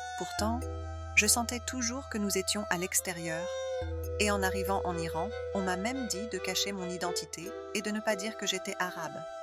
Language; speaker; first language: French; non-native, fluent; Arabic